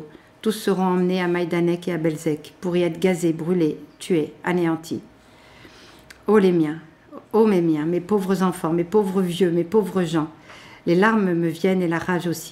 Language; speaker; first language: French; native; French